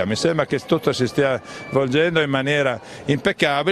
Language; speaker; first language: Italian; native; Italian